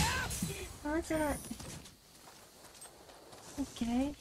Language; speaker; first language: English; non-native, fluent; Japanese